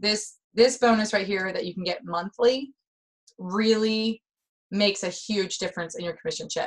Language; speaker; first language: English; native; English